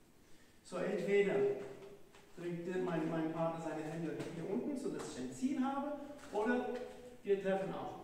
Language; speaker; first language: German; non-native, fluent; Hebrew